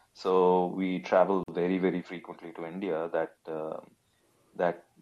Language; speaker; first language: English; non-native, local second language; Telugu